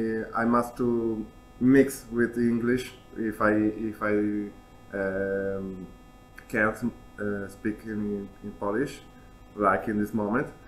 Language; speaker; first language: English; non-native, learner; Italian